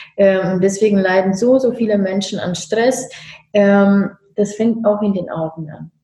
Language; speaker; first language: German; non-native, fluent; Romanian